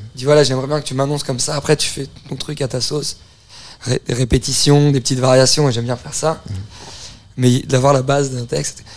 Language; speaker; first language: French; native; French